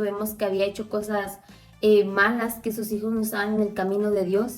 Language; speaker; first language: Spanish; native; Spanish